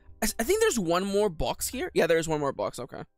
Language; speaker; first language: English; native; English